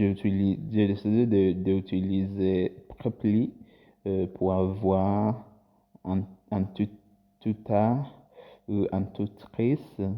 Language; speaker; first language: French; non-native, learner; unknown